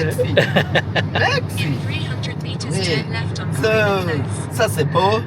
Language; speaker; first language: French; non-native, learner; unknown